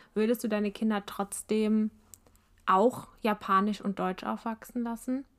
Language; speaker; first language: German; native; German